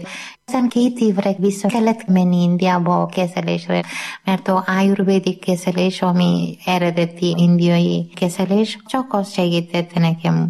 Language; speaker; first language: Hungarian; non-native, learner; Malayalam